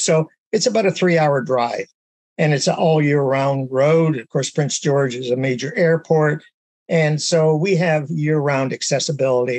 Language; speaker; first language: English; native; English